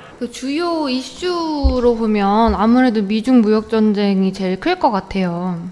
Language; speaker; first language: Korean; native; Korean